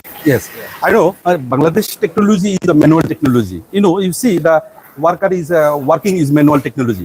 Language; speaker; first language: English; non-native, local second language; Bangla